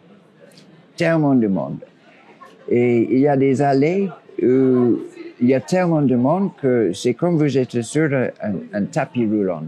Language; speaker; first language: French; non-native, fluent; English